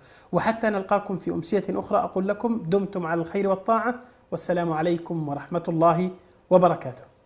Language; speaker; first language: Arabic; native; Arabic